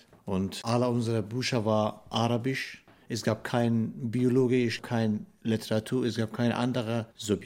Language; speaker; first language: German; non-native, fluent; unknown